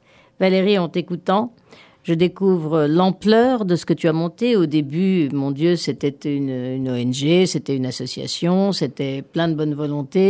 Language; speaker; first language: French; native; French